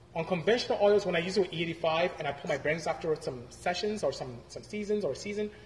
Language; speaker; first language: English; native; English